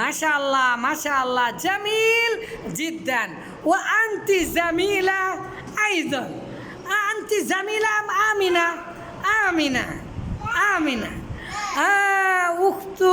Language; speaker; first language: Arabic; non-native, fluent; Bangla